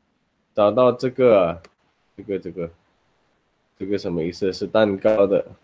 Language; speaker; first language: Chinese; non-native, learner; Indonesian